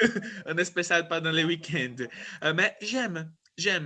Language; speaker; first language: French; non-native, fluent; Portuguese